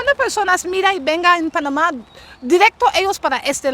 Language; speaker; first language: Spanish; non-native, learner; English